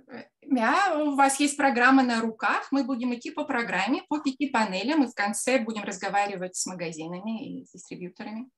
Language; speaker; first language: Russian; native; Russian